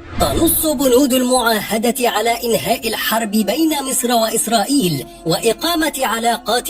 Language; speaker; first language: Arabic; native; Arabic